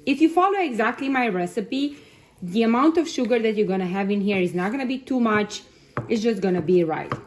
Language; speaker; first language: English; non-native, fluent; Romanian